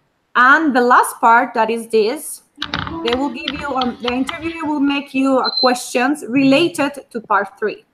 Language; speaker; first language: English; non-native, fluent; Spanish